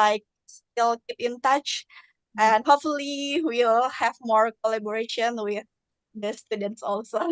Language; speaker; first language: English; non-native, learner; Indonesian